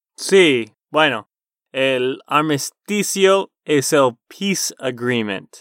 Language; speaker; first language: Spanish; non-native, fluent; English